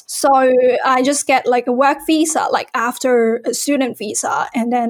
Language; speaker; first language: English; non-native, local second language; Cantonese